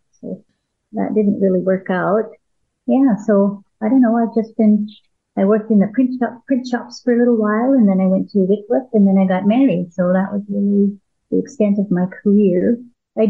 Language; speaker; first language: English; native; English